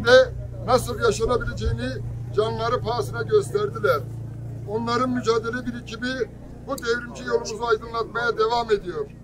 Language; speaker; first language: Turkish; native; Turkish